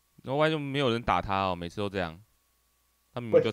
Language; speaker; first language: Chinese; native; Chinese